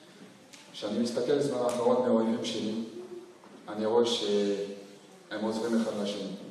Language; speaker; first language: Hebrew; non-native, fluent; French